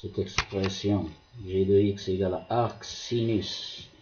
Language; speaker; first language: French; non-native, local second language; Arabic